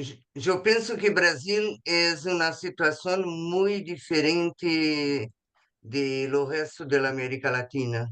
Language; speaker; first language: Spanish; non-native, fluent; Portuguese